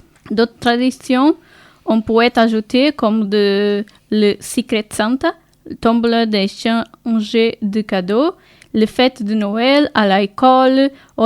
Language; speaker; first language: French; non-native, learner; Portuguese